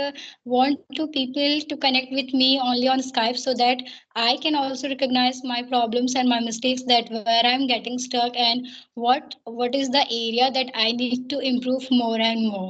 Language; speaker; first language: English; non-native, learner; Hindi